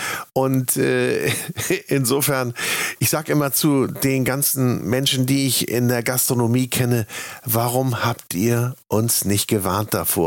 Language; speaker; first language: German; native; German